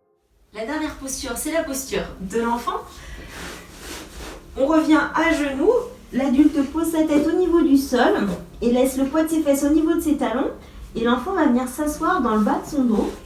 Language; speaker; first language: French; native; French